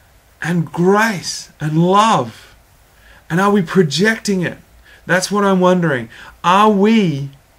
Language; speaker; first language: English; native; English